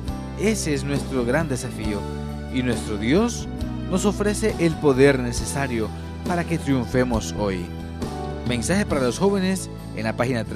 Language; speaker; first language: Spanish; native; Spanish